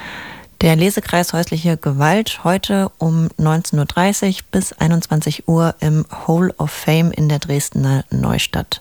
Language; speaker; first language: German; native; German